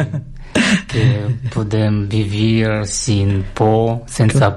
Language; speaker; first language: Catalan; non-native, learner; Russian